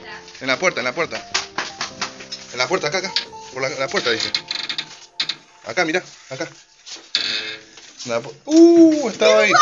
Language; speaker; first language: Spanish; native; Spanish